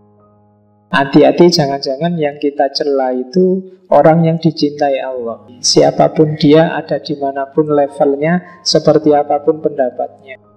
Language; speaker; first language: Indonesian; native; Indonesian